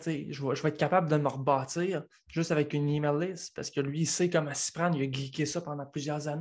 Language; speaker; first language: French; native; French